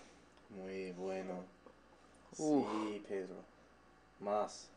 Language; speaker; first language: Spanish; non-native, learner; English